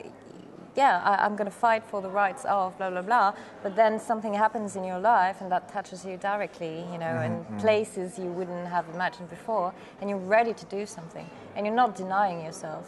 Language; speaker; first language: English; non-native, fluent; French